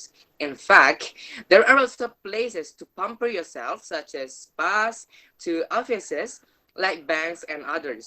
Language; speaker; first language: English; non-native, learner; Indonesian